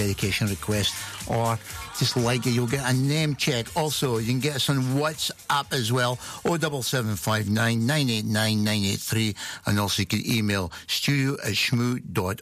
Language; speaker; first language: English; native; English